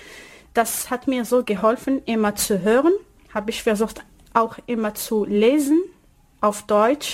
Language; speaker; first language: German; non-native, learner; Arabic